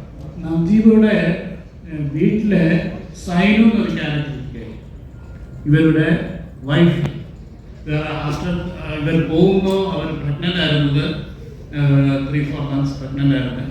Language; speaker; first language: Tamil; non-native, learner; Malayalam